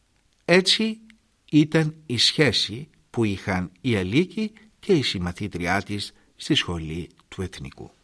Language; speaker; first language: Greek; native; Greek